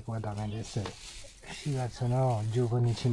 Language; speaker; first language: Japanese; non-native, learner; English